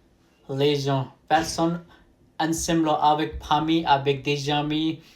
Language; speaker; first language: French; non-native, learner; Nepali